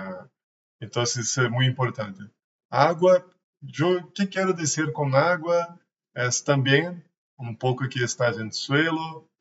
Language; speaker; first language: Spanish; non-native, learner; Portuguese